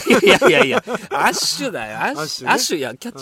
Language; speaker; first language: Japanese; native; Japanese